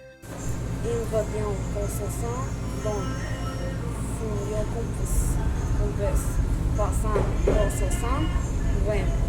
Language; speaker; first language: French; non-native, learner; Spanish